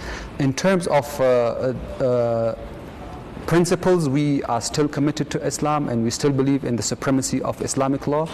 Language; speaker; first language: English; non-native, fluent; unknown